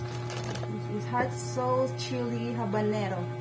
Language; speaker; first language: English; non-native, local second language; Filipino